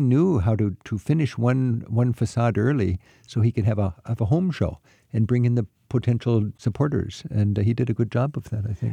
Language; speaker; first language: English; native; English